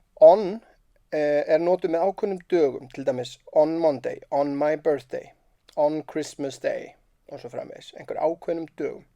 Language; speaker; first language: Icelandic; native; Icelandic